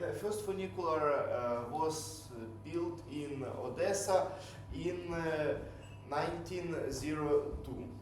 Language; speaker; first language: English; non-native, learner; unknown